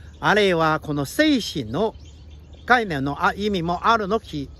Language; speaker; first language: Japanese; non-native, fluent; Chinese